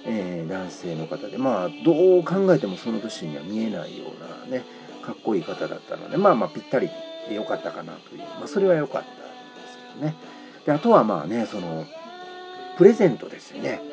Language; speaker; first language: Japanese; native; Japanese